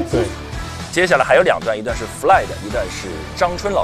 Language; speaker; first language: Chinese; native; Chinese